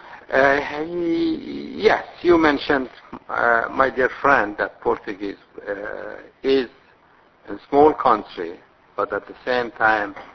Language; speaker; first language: English; non-native, fluent; Persian